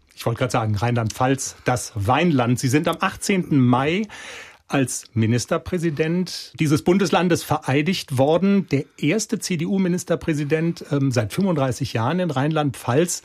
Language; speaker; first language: German; native; German